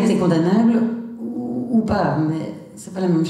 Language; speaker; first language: French; native; French